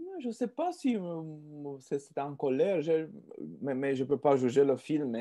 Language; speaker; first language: French; non-native, fluent; Romanian